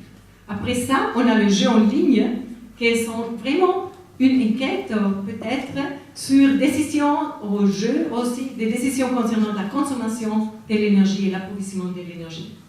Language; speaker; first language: French; non-native, fluent; Spanish